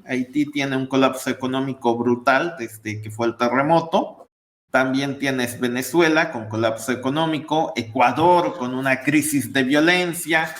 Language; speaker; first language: Spanish; native; Spanish